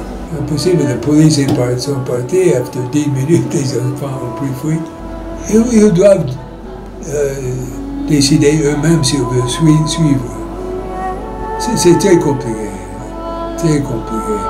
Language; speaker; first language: French; non-native, fluent; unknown